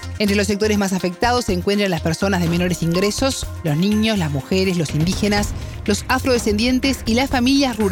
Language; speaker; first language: Spanish; native; Spanish